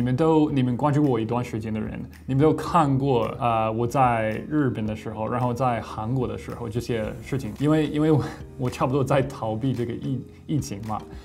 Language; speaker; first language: Chinese; non-native, fluent; English